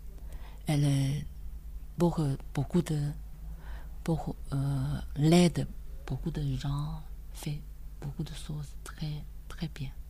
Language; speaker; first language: French; non-native, learner; Chinese